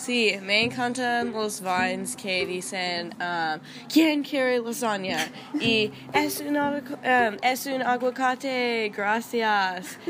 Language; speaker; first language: Spanish; non-native, learner; English